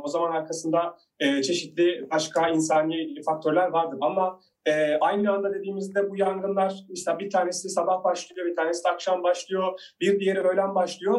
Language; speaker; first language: Turkish; native; Turkish